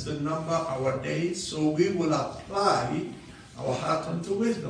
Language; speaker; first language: English; non-native, local second language; Akan